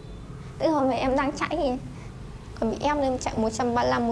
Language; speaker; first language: Vietnamese; native; Vietnamese